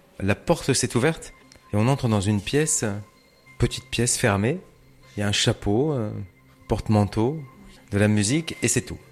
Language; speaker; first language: French; native; French